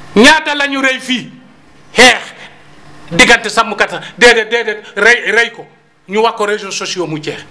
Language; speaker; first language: Wolof; non-native, local second language; Fula